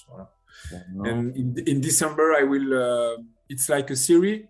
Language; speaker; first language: English; non-native, learner; French